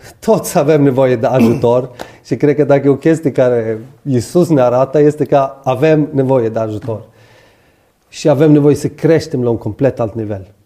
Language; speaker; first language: Romanian; non-native, fluent; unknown